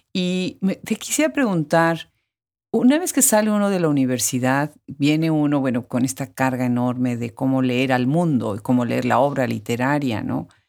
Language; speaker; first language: Spanish; native; Spanish